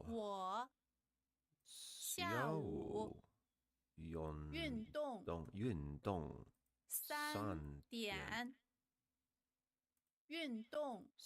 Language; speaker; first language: Chinese; non-native, learner; English